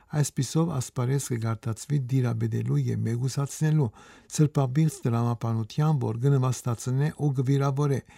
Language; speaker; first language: Armenian; early bilingual, heritage; Armenian